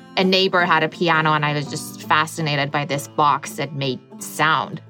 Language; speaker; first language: English; non-native, fluent; Persian